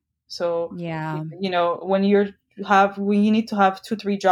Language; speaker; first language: English; non-native, fluent; Amharic